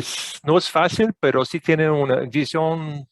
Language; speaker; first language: Spanish; non-native, fluent; English